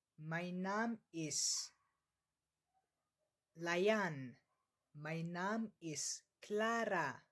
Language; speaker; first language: Dutch; non-native, learner; Arabic